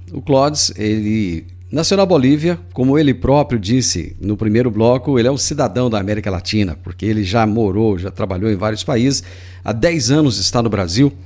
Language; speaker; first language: Portuguese; native; Portuguese